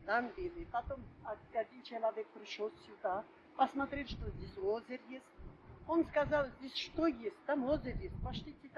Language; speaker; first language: Russian; non-native, local second language; Armenian